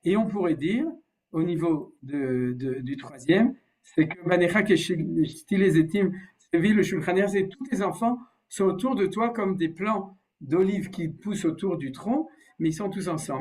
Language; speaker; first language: French; native; French